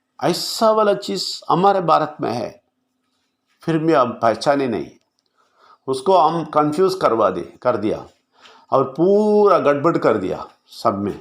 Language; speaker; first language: Hindi; non-native, local second language; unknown